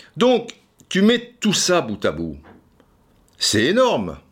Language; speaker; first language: French; native; French